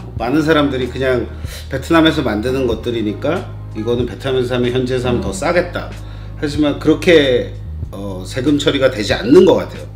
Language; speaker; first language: Korean; native; Korean